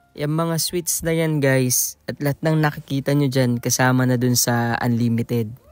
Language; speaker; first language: Filipino; non-native, local second language; Iloko